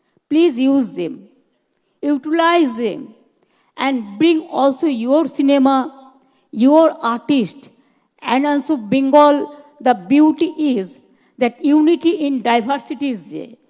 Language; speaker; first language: English; non-native, local second language; Bangla